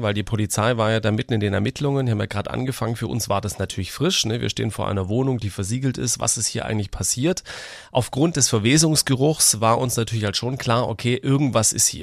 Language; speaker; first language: German; native; German